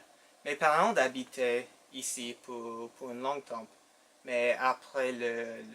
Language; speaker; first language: French; non-native, local second language; English